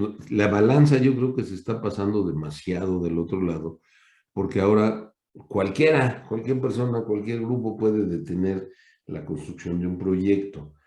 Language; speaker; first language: Spanish; native; Spanish